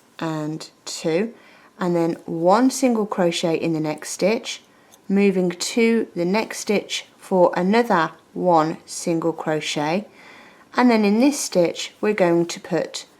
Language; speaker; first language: English; native; English